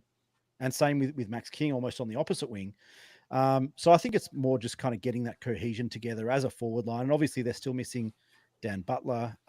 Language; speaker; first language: English; native; English